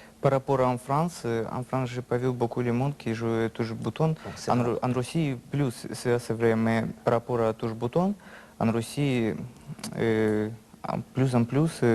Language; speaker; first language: French; non-native, learner; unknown